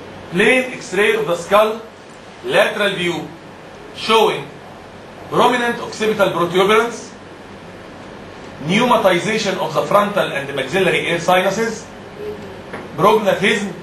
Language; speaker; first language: English; non-native, fluent; Arabic